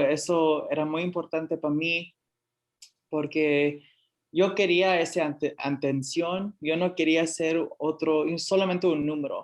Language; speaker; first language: Spanish; early bilingual, heritage; Spanish